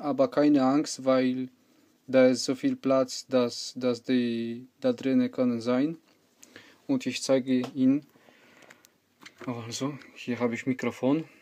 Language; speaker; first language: German; non-native, learner; Polish